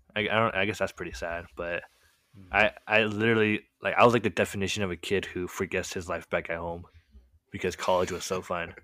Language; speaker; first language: English; early bilingual, other home language; Korean